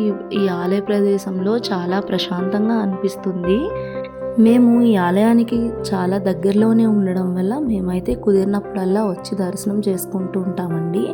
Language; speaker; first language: Telugu; native; Telugu